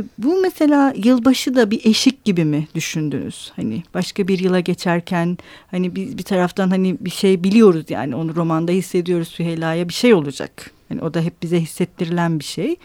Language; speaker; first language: Turkish; native; Turkish